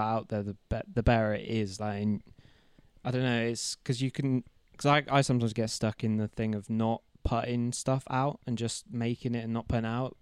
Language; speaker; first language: English; native; English